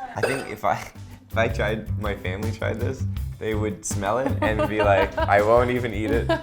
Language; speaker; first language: English; native; English